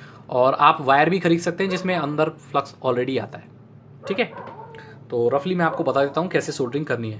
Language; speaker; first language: Hindi; native; Hindi